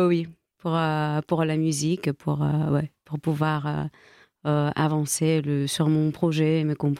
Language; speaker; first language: French; non-native, fluent; Greek